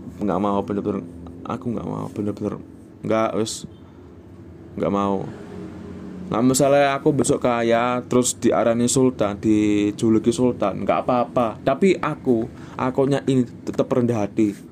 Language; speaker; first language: Indonesian; non-native, local second language; Javanese